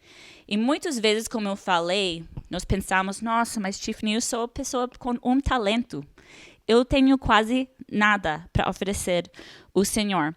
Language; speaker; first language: Portuguese; non-native, fluent; English